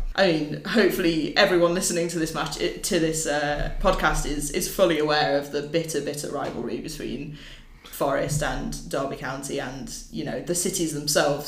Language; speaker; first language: English; native; English